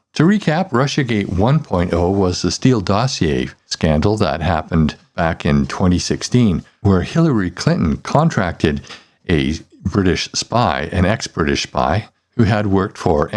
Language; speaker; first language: English; native; English